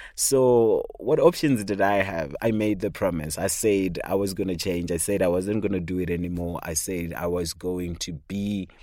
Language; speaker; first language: English; non-native, local second language; Shona